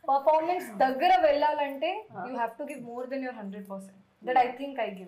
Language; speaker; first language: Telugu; non-native, learner; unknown